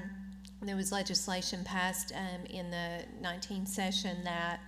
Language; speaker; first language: English; native; English